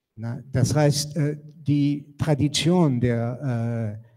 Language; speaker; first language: German; non-native, fluent; Portuguese